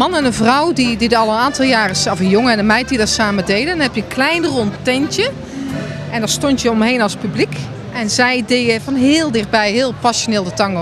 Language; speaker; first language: Dutch; native; Dutch